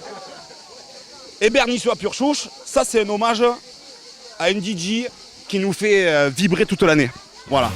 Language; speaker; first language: French; native; French